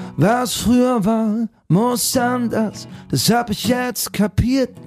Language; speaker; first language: German; native; German